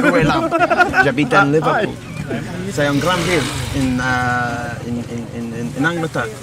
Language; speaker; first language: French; non-native, learner; English